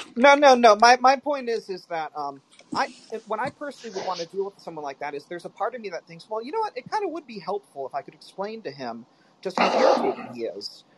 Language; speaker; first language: English; early bilingual, other home language; Filipino